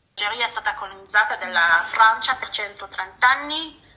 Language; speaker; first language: Italian; non-native, fluent; Arabic